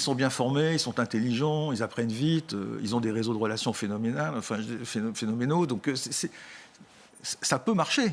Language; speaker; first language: French; native; French